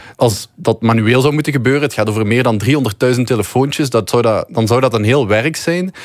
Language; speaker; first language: Dutch; native; Dutch